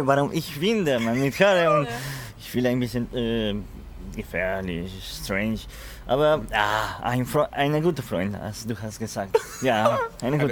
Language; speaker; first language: German; non-native, learner; Spanish